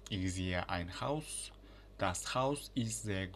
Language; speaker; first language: German; non-native, fluent; Uzbek